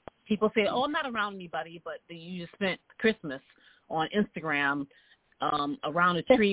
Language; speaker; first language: English; native; English